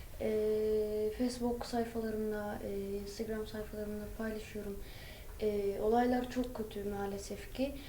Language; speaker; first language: Turkish; early bilingual, other home language; Arabic